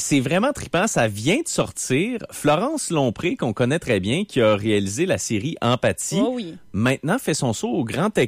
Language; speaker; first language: French; native; French